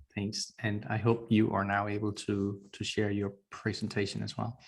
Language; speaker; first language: English; non-native, fluent; Danish